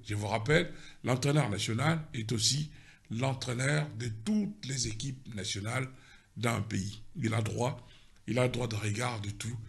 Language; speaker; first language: French; non-native, local second language; Lingala